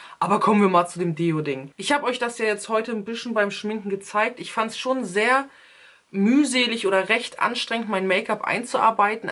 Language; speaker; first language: German; early bilingual, other home language; Turkish